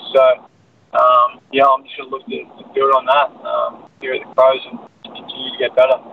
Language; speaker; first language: English; native; English